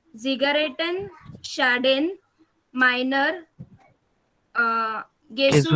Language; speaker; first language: German; non-native, learner; Marathi